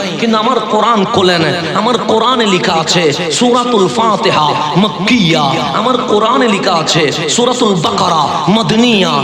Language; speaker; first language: Bangla; non-native, local second language; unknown